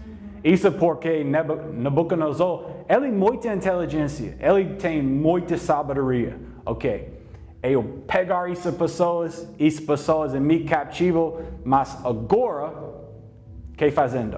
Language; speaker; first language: Portuguese; non-native, learner; English